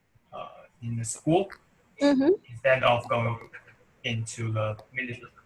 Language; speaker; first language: English; non-native, learner; Chinese